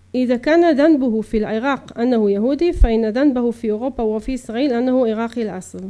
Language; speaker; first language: Arabic; early bilingual, heritage; Arabic